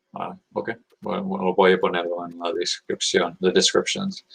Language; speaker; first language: Spanish; non-native, fluent; English